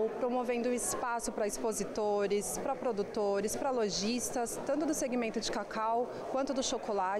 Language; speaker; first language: Portuguese; native; Portuguese